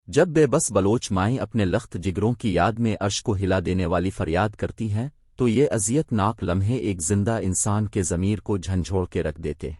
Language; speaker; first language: Urdu; non-native, local second language; Baluchi